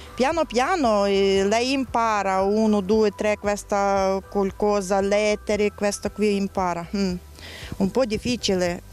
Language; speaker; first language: Italian; non-native, learner; Ukrainian